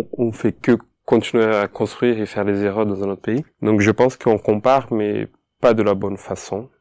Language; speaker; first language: French; non-native, fluent; Portuguese